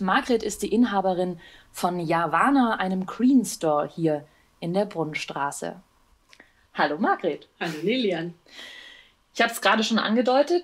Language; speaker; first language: German; native; German